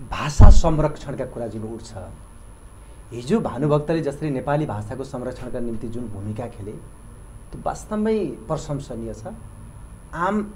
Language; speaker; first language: Nepali; native; Nepali